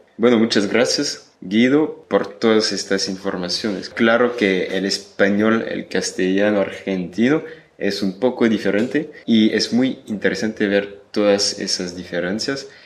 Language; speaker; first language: Spanish; non-native, fluent; French